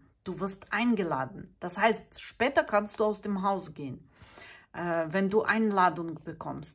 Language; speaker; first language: German; non-native, fluent; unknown